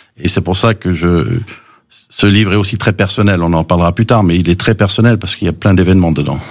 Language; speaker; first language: French; early bilingual, other home language; English